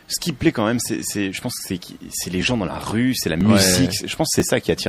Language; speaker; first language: French; native; French